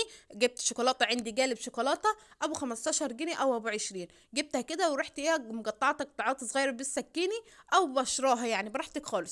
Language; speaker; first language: Arabic; native; Arabic